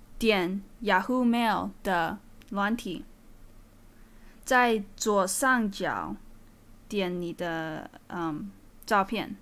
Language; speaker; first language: Chinese; early bilingual, heritage; Chinese